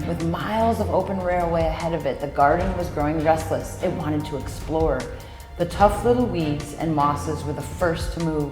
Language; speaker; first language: English; native; English